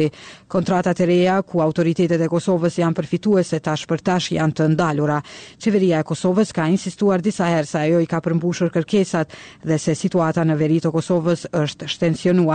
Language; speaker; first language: Albanian; native; Albanian